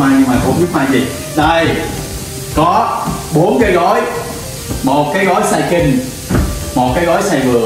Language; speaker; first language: Vietnamese; native; Vietnamese